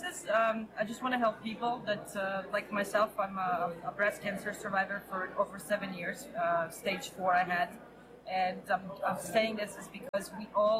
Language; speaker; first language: English; non-native, fluent; Hebrew